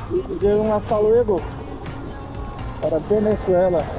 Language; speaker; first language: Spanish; non-native, learner; Portuguese